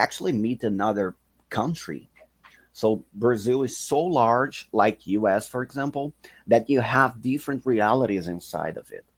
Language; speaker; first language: English; non-native, fluent; Portuguese